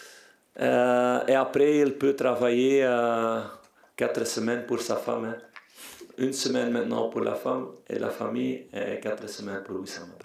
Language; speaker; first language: French; non-native, fluent; Dutch